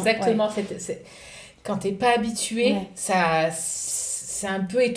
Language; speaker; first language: French; native; French